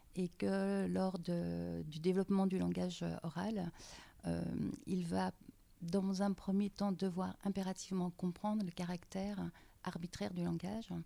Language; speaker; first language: French; native; French